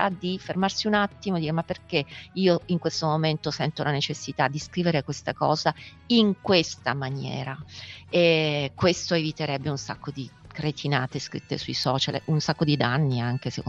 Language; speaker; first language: Italian; native; Italian